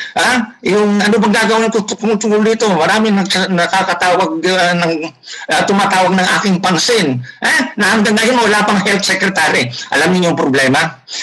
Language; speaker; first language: Filipino; non-native, local second language; Iloko